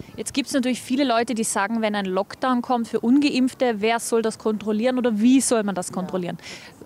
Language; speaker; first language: German; native; German